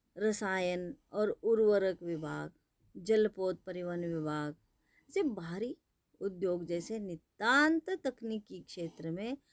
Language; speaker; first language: Hindi; non-native, local second language; Marathi